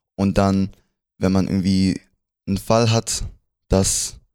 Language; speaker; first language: German; early bilingual, other home language; Spanish